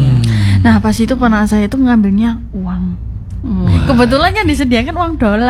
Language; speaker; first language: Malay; non-native, local second language; Javanese